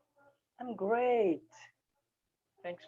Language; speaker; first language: English; non-native, learner; Portuguese